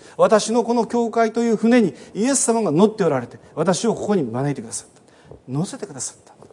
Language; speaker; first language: Japanese; native; Japanese